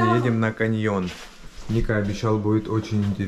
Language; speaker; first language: Russian; native; Russian